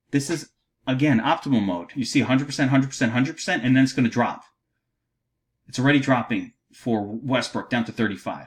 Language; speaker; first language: English; native; English